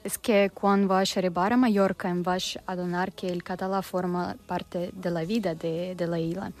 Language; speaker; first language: Catalan; non-native, learner; Russian